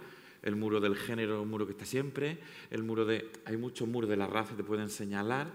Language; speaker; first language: Spanish; native; Spanish